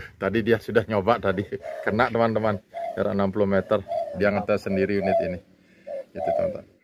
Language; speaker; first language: Indonesian; non-native, local second language; Balinese